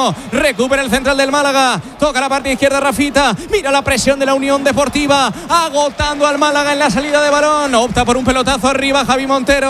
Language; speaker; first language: Spanish; native; Spanish